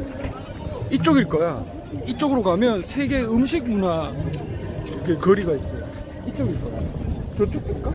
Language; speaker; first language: Korean; native; Korean